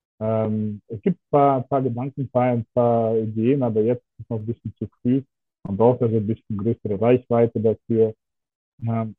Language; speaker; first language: German; non-native, fluent; Russian